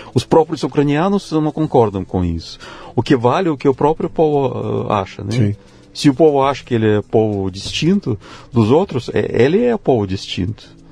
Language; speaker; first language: Portuguese; non-native, fluent; Russian